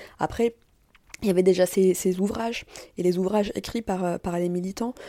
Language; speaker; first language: French; native; French